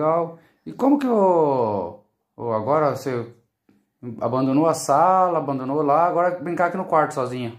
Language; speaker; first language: Portuguese; native; Portuguese